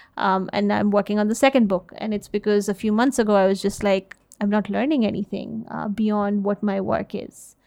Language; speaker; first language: English; native; English